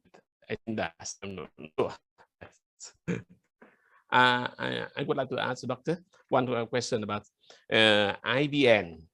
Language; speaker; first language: English; non-native, learner; Vietnamese